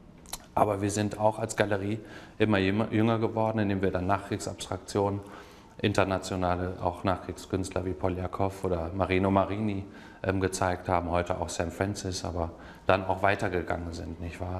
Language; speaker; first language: German; native; German